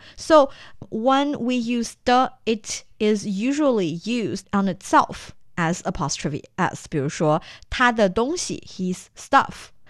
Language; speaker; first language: English; non-native, fluent; Chinese